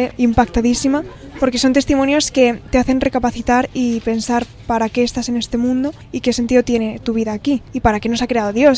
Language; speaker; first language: Spanish; native; Spanish